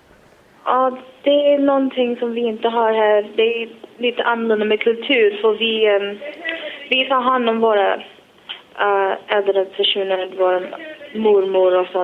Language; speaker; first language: Swedish; non-native, fluent; Wolof